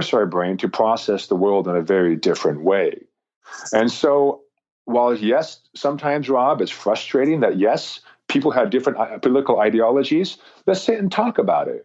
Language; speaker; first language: English; native; English